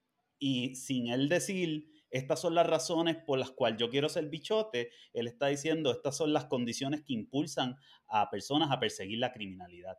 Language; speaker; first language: Spanish; native; Spanish